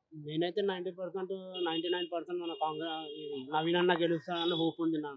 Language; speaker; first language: Telugu; native; Telugu